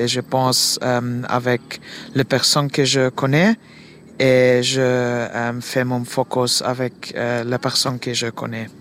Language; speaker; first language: French; non-native, learner; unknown